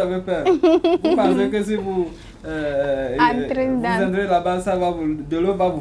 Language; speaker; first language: French; non-native, learner; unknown